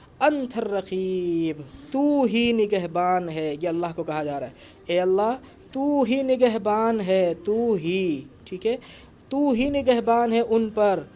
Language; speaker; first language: Urdu; native; Urdu